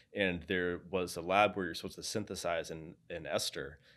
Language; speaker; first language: English; native; English